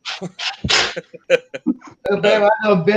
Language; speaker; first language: English; native; English